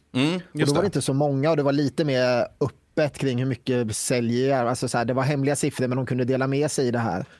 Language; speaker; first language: Swedish; native; Swedish